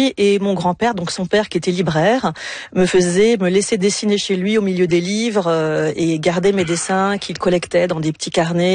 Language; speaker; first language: French; native; French